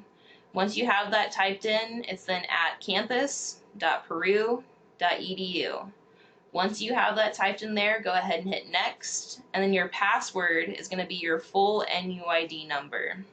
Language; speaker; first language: English; native; English